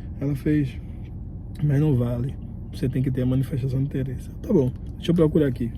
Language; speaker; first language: Portuguese; native; Portuguese